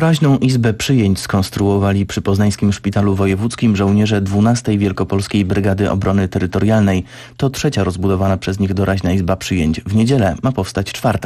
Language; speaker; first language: Polish; native; Polish